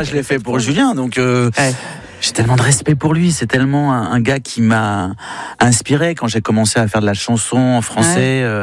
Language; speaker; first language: French; native; French